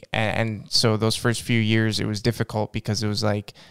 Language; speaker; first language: Norwegian; non-native, learner; English